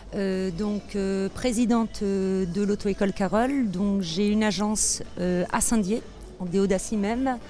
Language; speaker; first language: French; native; French